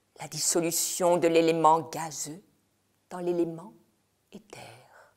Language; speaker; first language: French; native; French